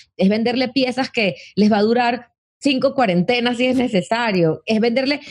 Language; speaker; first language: Spanish; native; Spanish